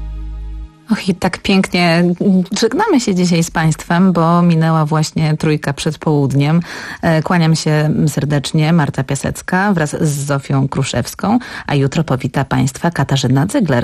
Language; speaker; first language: Polish; native; Polish